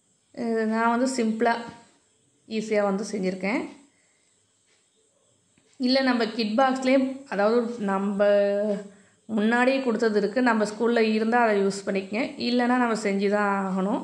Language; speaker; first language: Tamil; native; Tamil